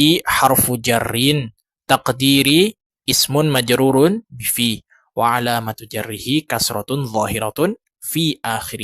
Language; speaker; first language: Arabic; non-native, learner; Indonesian